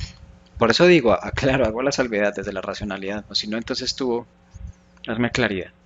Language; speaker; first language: Spanish; native; Spanish